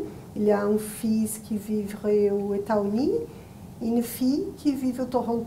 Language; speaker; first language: French; non-native, learner; Portuguese